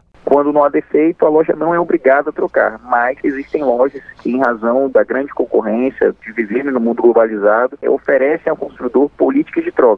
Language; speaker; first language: Portuguese; native; Portuguese